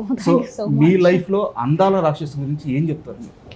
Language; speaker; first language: Telugu; native; Telugu